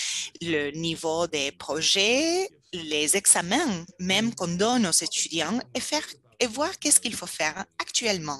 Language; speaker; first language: French; non-native, fluent; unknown